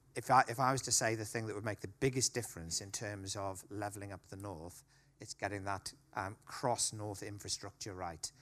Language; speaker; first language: English; native; English